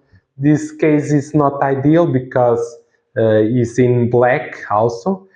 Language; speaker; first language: English; non-native, fluent; Portuguese